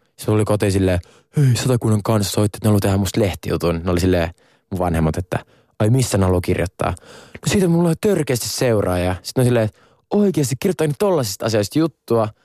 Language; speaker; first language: Finnish; non-native, local second language; Swedish